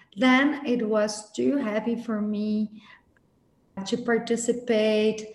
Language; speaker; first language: English; non-native, fluent; Portuguese